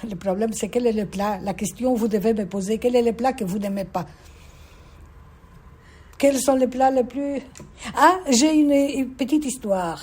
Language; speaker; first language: French; non-native, fluent; Spanish